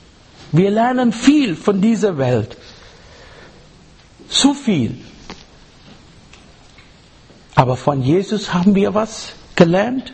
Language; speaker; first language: German; non-native, learner; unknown